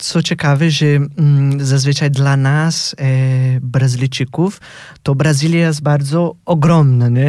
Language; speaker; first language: Polish; non-native, fluent; Portuguese